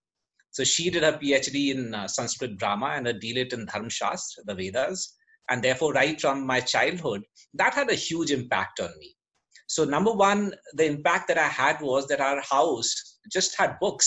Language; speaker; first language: English; native; English